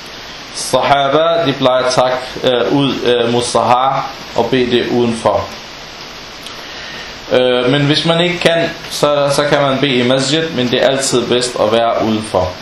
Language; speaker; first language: Danish; non-native, fluent; Arabic